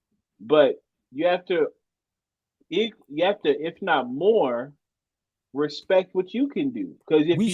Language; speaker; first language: English; native; English